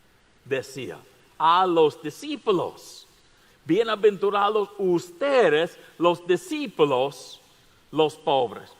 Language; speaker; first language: Spanish; non-native, fluent; English